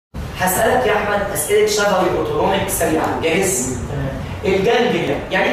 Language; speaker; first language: Arabic; native; Arabic